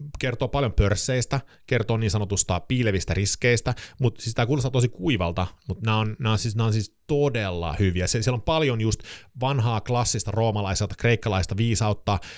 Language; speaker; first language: Finnish; early bilingual, heritage; Finnish